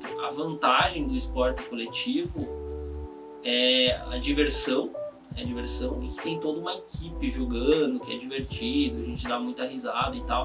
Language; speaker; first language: Portuguese; native; Portuguese